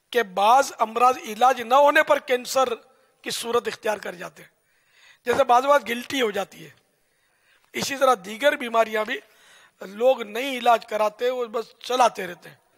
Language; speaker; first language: Urdu; native; Urdu